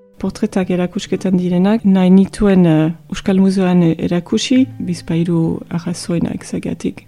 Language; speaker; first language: Basque; non-native, local second language; French